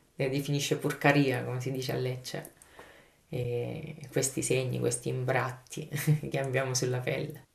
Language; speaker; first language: Italian; native; Italian